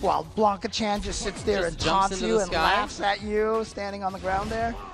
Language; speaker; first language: English; native; English